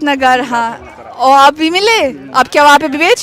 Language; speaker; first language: Hindi; non-native, learner; Russian